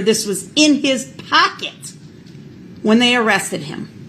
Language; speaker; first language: English; native; English